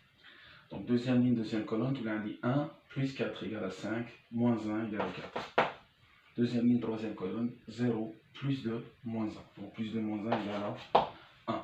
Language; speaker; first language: French; non-native, local second language; Arabic